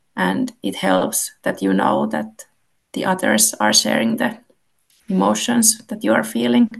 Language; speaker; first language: English; non-native, fluent; Finnish